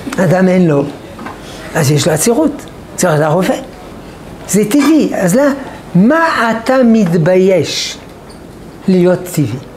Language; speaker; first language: Hebrew; non-native, fluent; French